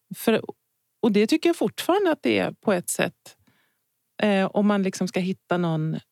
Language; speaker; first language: Swedish; native; Swedish